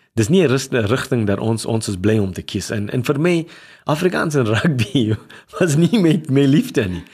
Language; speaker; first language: Afrikaans; non-native, local second language; English